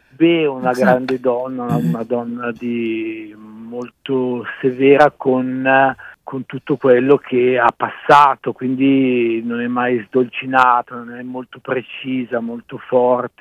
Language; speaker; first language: Italian; native; Italian